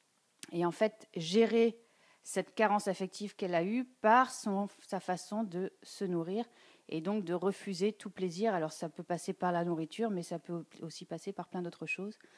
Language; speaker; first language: French; native; French